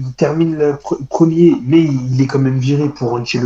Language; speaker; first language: French; native; French